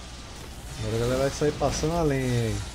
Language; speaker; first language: Portuguese; native; Portuguese